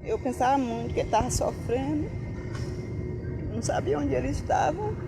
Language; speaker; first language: Portuguese; native; Portuguese